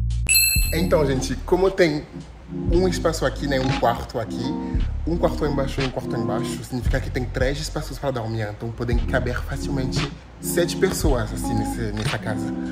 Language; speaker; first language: Portuguese; non-native, fluent; French